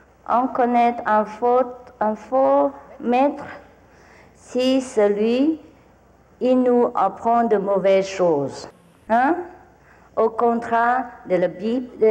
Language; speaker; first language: French; non-native, fluent; Vietnamese